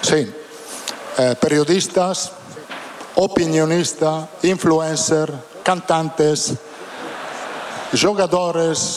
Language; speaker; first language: Portuguese; non-native, fluent; Italian